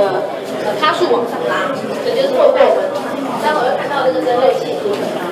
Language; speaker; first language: Chinese; native; Chinese